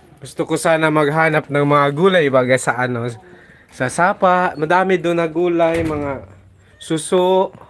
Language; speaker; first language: Filipino; non-native, local second language; Bikol